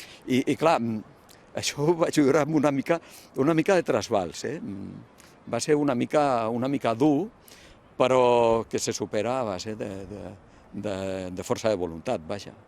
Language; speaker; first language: Catalan; non-native, local second language; Spanish